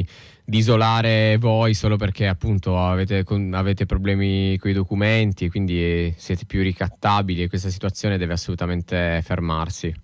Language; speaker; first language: Italian; native; Italian